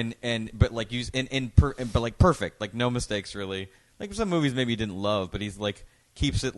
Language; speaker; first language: English; native; English